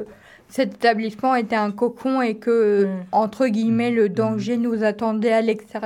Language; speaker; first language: French; native; French